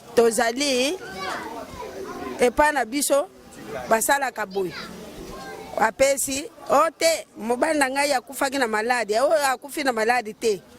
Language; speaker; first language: Lingala; non-native, local second language; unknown